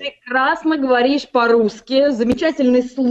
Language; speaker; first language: Russian; native; Russian